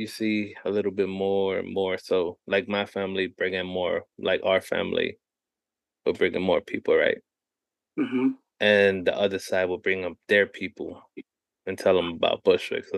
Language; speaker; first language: English; native; English